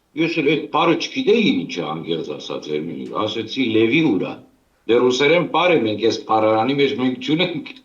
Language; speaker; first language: Armenian; early bilingual, heritage; Armenian